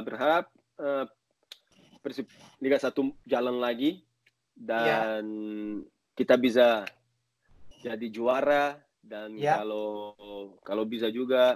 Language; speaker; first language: Indonesian; non-native, learner; Portuguese